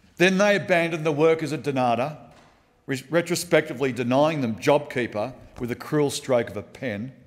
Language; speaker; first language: English; native; English